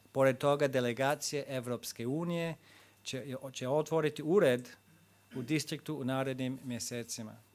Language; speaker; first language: Croatian; non-native, fluent; English